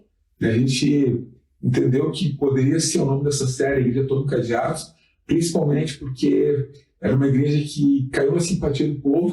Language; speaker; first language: Portuguese; native; Portuguese